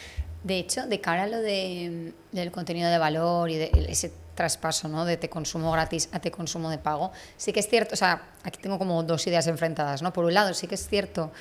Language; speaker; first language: Spanish; native; Spanish